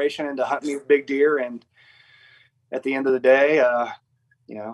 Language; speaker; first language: English; native; English